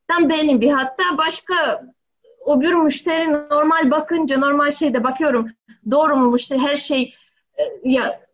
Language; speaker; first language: Turkish; non-native, learner; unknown